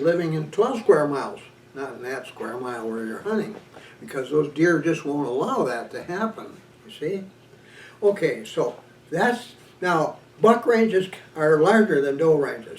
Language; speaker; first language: English; native; English